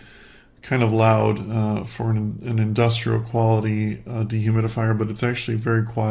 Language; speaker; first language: English; native; English